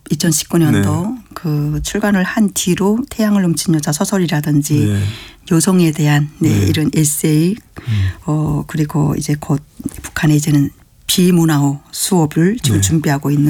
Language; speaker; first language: Korean; native; Korean